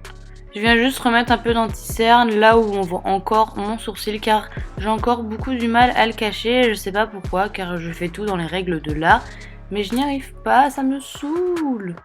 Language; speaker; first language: French; native; French